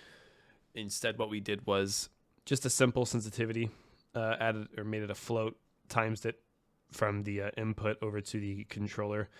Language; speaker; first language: English; native; English